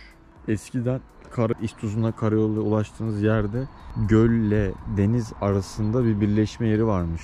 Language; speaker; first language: Turkish; native; Turkish